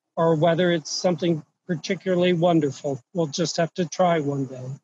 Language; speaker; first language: English; native; English